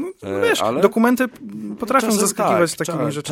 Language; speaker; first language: Polish; native; Polish